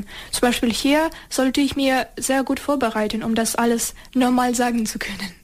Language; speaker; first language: German; non-native, learner; Ukrainian